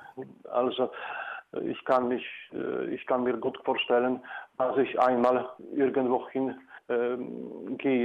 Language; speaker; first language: German; non-native, fluent; Polish